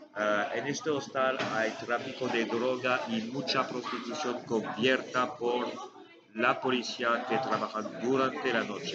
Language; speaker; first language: Spanish; non-native, learner; French